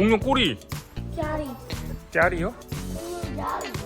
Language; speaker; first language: Korean; native; Korean